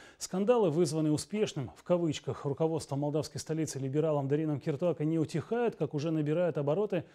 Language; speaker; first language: Russian; native; Russian